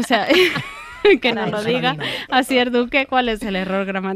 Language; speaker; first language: Spanish; native; Spanish